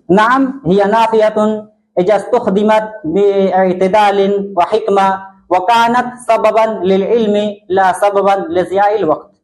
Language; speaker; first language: Arabic; non-native, learner; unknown